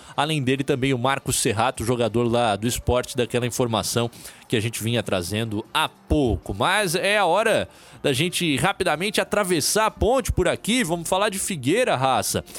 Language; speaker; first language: Portuguese; native; Portuguese